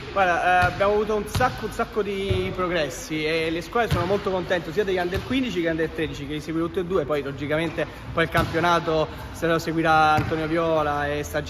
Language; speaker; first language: Italian; native; Italian